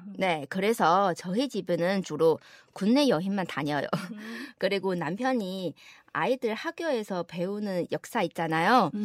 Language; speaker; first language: Korean; non-native, fluent; Chinese